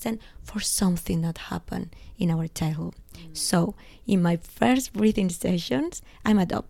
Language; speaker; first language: English; non-native, fluent; Spanish